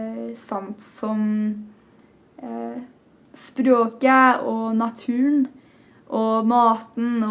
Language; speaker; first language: Norwegian; non-native, fluent; English